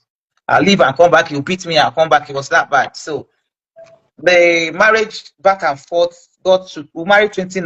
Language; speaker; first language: English; non-native, local second language; Igbo